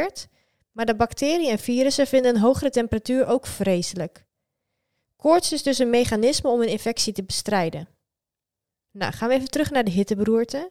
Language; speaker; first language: Dutch; native; Dutch